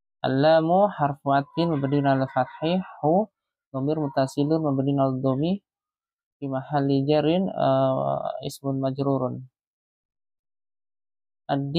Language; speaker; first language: Arabic; non-native, fluent; Indonesian